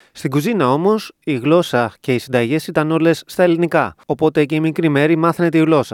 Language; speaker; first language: Greek; native; Greek